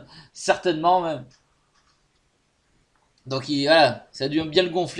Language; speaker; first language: French; native; French